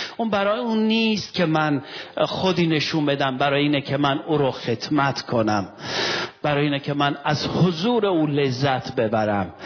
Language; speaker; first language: Persian; non-native, local second language; Armenian